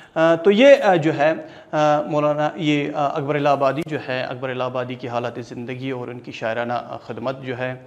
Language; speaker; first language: Urdu; non-native, local second language; Kashmiri